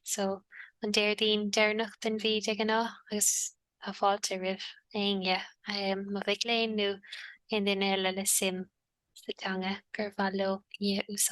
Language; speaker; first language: Irish; native; Irish